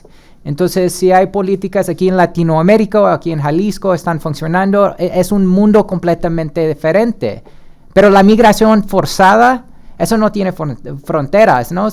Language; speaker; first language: Spanish; early bilingual, heritage; Spanish